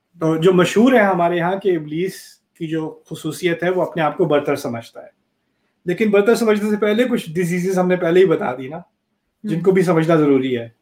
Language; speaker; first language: Urdu; early bilingual, heritage; Urdu